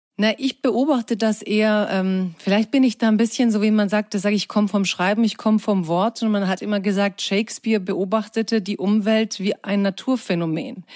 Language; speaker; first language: German; early bilingual, other home language; Croatian